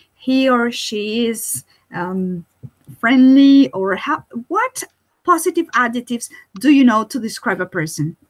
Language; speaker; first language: English; non-native, fluent; Spanish